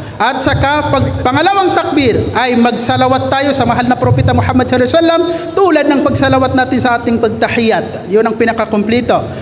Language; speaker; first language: Filipino; non-native, local second language; Maguindanaon